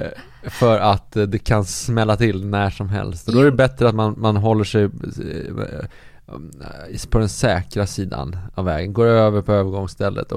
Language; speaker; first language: Swedish; native; Swedish